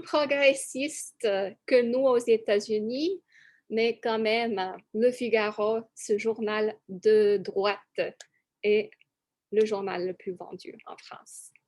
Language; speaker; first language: French; non-native, fluent; English